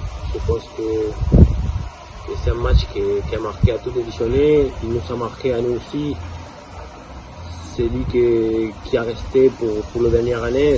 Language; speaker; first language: French; non-native, fluent; Spanish